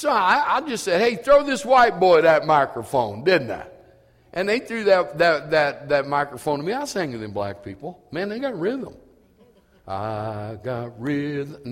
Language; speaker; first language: English; native; English